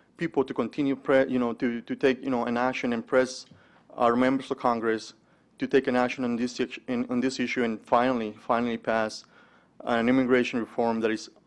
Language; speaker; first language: English; early bilingual, other home language; Spanish